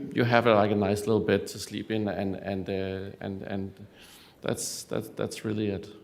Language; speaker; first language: English; non-native, fluent; Danish